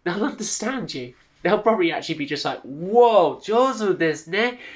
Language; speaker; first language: English; native; English